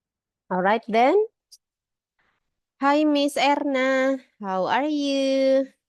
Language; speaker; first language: English; non-native, learner; Indonesian